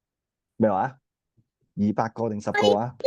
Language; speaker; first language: Cantonese; native; Cantonese